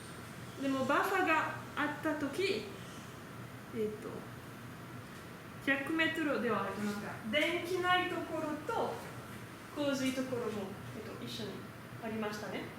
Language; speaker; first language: Japanese; non-native, learner; French